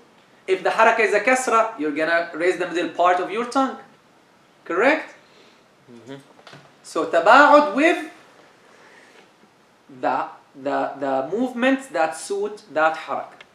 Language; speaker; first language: English; non-native, fluent; Arabic